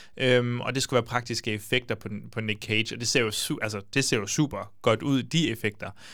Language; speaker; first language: Danish; native; Danish